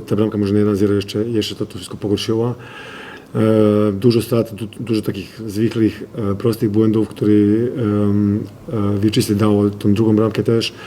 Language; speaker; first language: Polish; non-native, fluent; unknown